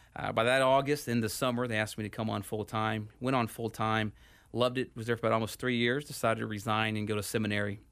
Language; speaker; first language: English; native; English